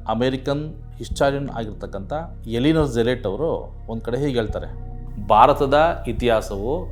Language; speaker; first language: Kannada; native; Kannada